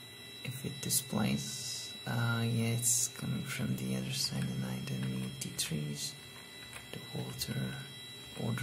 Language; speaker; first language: English; non-native, fluent; Hungarian